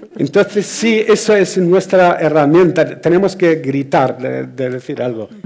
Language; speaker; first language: Spanish; non-native, fluent; Arabic